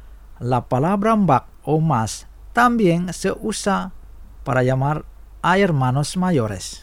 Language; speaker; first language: Spanish; non-native, fluent; Indonesian